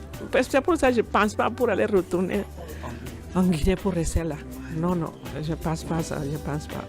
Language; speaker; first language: French; non-native, learner; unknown